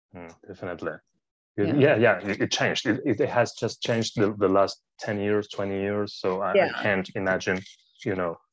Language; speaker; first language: English; non-native, fluent; Spanish